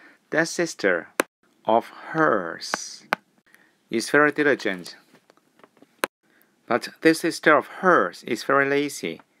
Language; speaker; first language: English; non-native, local second language; Cantonese